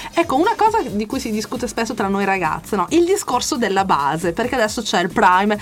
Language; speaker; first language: Italian; native; Italian